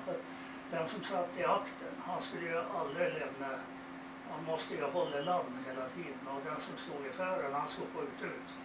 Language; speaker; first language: Swedish; native; Swedish